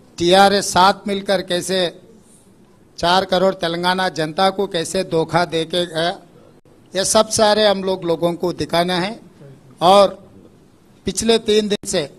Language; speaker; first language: Hindi; non-native, local second language; Telugu